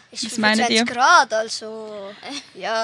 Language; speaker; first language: German; native; German